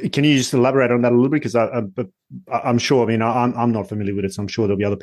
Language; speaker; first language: English; native; English